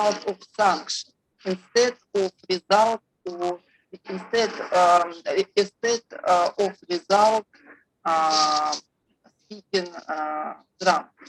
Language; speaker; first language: English; non-native, learner; Russian